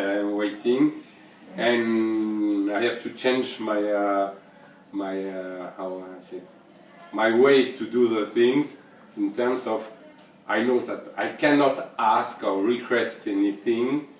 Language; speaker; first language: English; non-native, learner; French